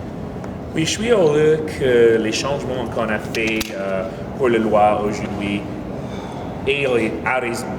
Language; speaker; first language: French; non-native, learner; English